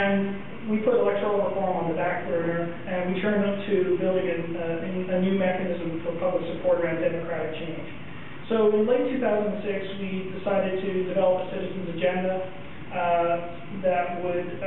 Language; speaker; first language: English; native; English